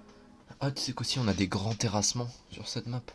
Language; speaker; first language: French; native; French